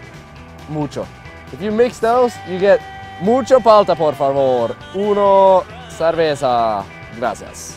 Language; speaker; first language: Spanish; non-native, learner; English